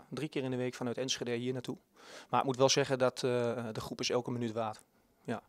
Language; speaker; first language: Dutch; native; Dutch